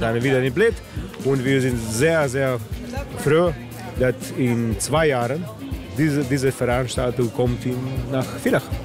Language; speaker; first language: German; non-native, learner; Slovenian